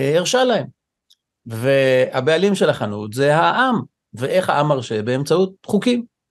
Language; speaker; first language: Hebrew; native; Hebrew